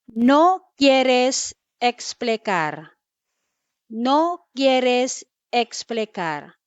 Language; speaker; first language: Spanish; non-native, fluent; Filipino